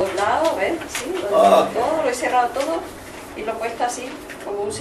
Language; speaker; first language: Spanish; native; Spanish